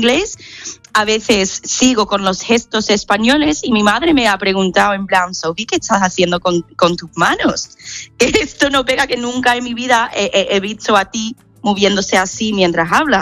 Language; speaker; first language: Spanish; non-native, fluent; English